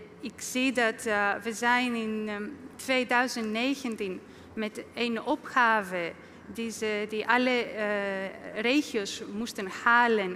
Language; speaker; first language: Dutch; non-native, fluent; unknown